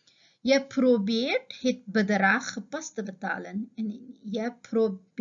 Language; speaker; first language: Dutch; non-native, fluent; Uyghur